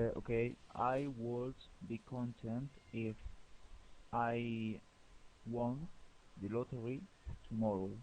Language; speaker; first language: English; non-native, learner; Spanish